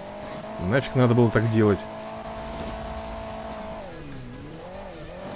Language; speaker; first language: Russian; native; Russian